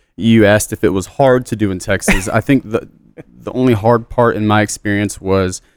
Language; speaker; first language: English; native; English